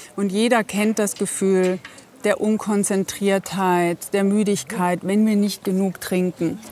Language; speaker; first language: German; native; German